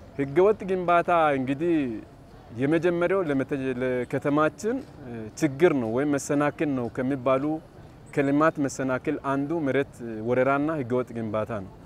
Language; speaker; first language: Amharic; non-native, local second language; Wolaytta